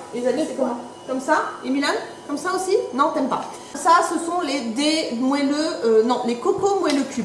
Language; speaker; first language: French; native; French